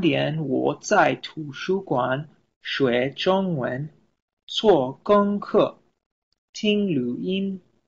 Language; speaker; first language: Chinese; non-native, learner; English